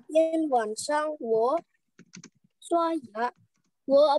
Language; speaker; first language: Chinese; non-native, learner; Indonesian